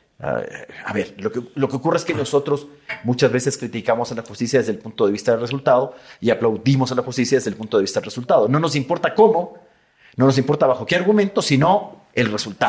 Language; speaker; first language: Spanish; native; Spanish